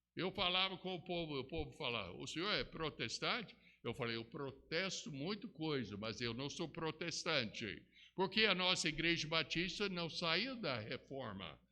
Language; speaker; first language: Portuguese; non-native, fluent; English